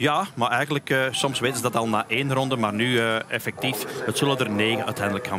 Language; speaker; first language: Dutch; native; Dutch